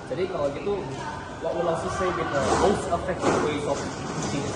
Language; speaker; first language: English; non-native, learner; Indonesian